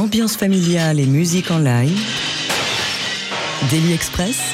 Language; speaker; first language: French; native; French